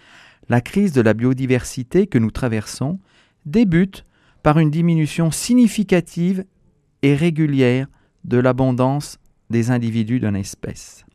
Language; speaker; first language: French; native; French